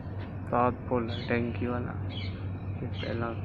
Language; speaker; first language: Hindi; non-native, local second language; Punjabi